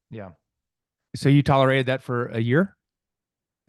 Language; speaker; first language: English; native; English